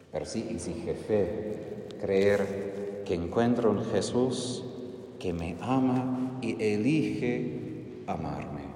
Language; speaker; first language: Spanish; non-native, fluent; English